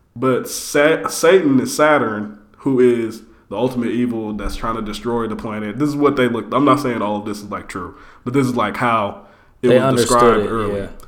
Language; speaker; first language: English; native; English